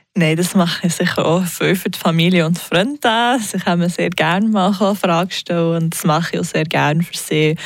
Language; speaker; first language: German; non-native, local second language; English